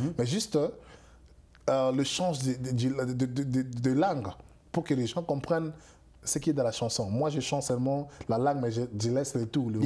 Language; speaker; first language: French; non-native, local second language; Lingala